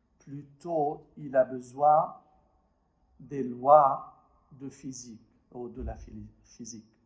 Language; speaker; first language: French; non-native, fluent; Arabic